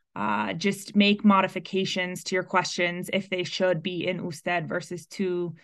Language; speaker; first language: English; native; English